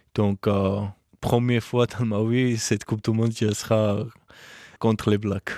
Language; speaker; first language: French; non-native, learner; Georgian